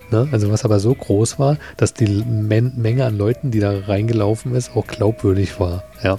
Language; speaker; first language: German; native; German